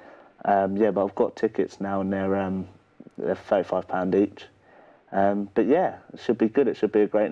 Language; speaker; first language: English; native; English